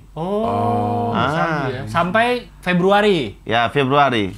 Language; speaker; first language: Indonesian; non-native, fluent; Uzbek